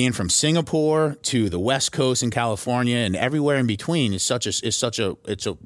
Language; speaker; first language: English; native; English